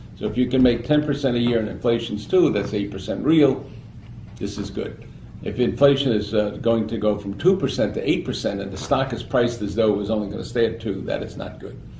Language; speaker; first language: English; native; English